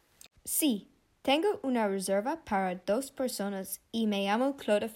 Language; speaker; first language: Spanish; non-native, learner; English